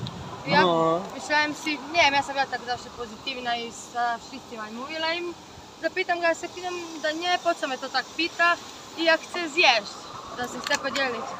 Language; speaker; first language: Polish; non-native, learner; Croatian